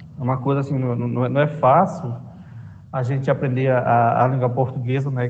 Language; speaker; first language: Portuguese; non-native, local second language; Kayapó